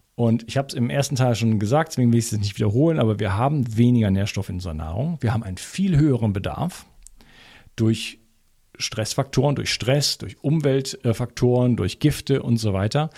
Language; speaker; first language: German; native; German